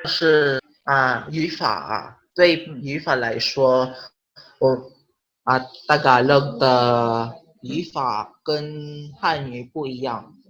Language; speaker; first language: Chinese; non-native, learner; Filipino